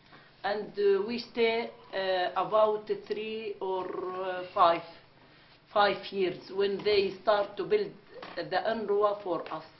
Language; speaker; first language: English; non-native, learner; Arabic